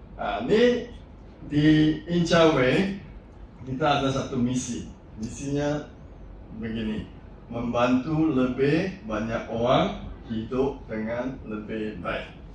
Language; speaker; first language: Malay; non-native, local second language; Chinese